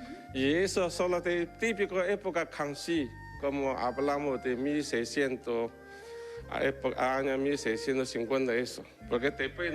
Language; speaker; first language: Spanish; non-native, learner; Chinese